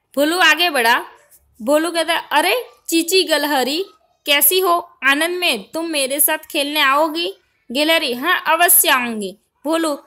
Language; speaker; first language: Hindi; non-native, local second language; Gujarati